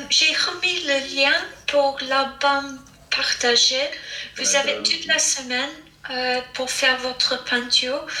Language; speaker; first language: French; non-native, fluent; English